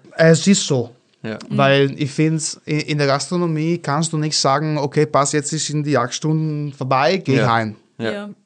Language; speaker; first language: German; non-native, fluent; Italian